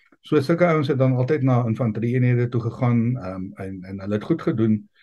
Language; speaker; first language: Afrikaans; native; Afrikaans